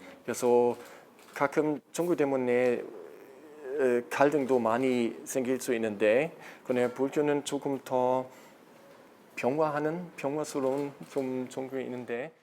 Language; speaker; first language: Korean; non-native, fluent; German